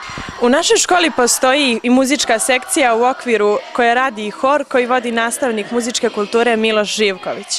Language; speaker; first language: Bosnian; native; Bosnian